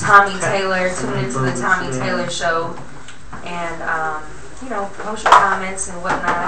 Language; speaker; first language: English; native; English